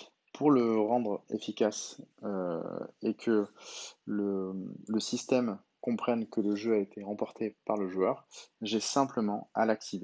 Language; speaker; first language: French; native; French